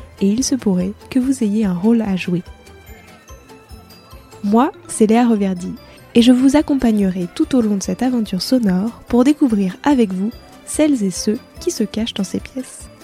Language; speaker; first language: French; native; French